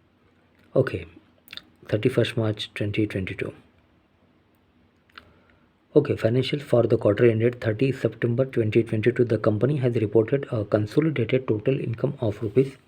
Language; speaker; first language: English; non-native, local second language; Hindi